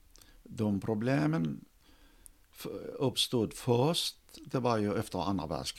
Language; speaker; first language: Swedish; non-native, fluent; Arabic